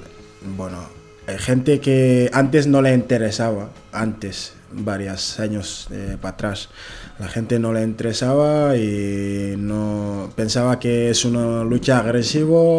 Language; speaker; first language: Spanish; non-native, learner; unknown